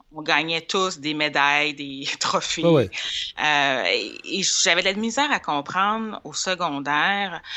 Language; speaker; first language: French; native; French